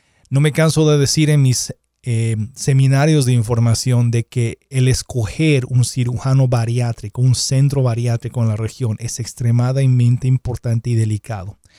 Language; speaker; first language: Spanish; native; Spanish